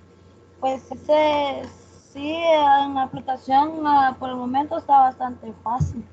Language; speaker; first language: Spanish; native; Spanish